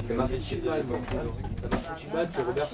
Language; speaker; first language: French; native; French